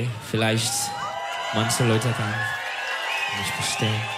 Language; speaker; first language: German; non-native, learner; Turkish